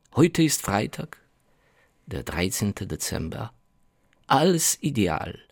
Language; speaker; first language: German; non-native, fluent; Ukrainian